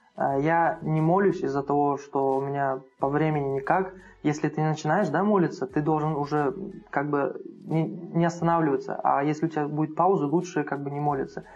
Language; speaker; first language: Russian; non-native, local second language; Uzbek